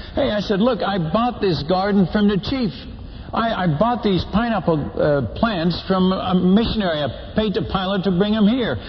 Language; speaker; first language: English; non-native, fluent; Dutch